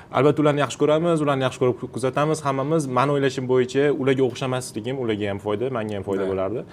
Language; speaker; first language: Uzbek; non-native, local second language; Russian